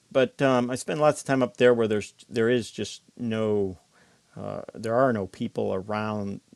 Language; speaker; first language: English; native; English